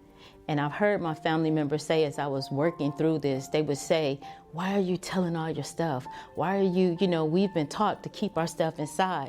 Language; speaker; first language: English; native; English